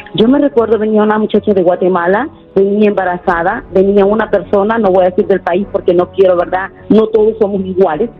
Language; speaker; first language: Spanish; native; Spanish